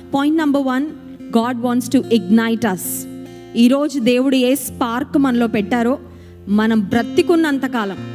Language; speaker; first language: English; non-native, local second language; Telugu